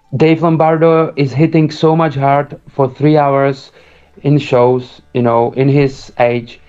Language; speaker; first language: English; early bilingual, other home language; Czech